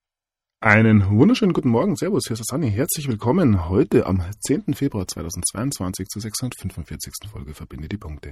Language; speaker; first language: German; native; German